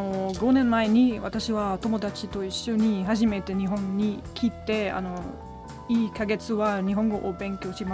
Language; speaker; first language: Japanese; non-native, learner; German